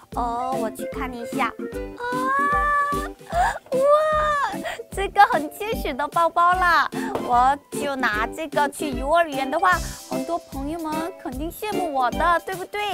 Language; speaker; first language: Chinese; non-native, fluent; Korean